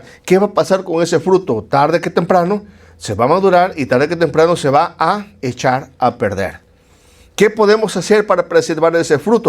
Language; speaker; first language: Spanish; native; Spanish